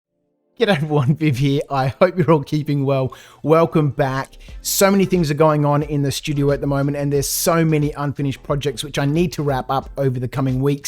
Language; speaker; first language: English; native; English